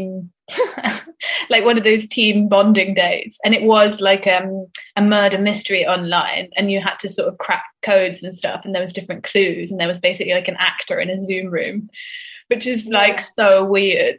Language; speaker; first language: English; native; English